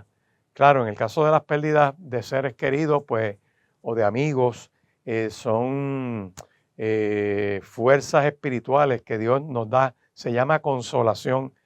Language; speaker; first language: Spanish; native; Spanish